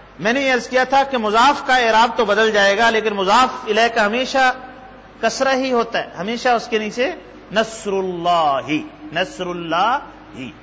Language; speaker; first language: Urdu; native; Urdu